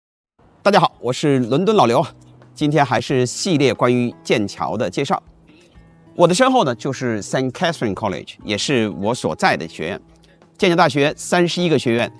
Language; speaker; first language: Chinese; native; Chinese